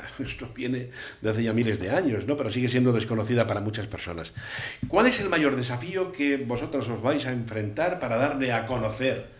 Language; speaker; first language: Spanish; native; Spanish